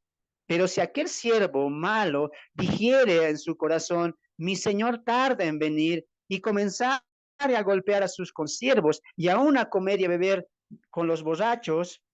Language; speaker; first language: Spanish; native; Spanish